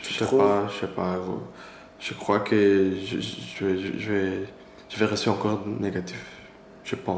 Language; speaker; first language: French; non-native, learner; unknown